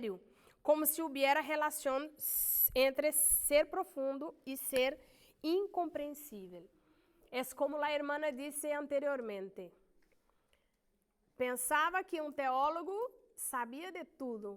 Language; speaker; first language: Spanish; non-native, learner; Portuguese